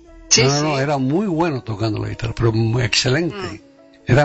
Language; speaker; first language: Spanish; native; Spanish